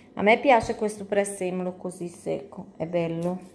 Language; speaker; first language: Italian; non-native, fluent; Portuguese